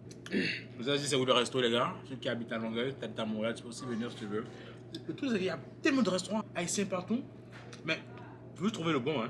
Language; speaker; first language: French; native; French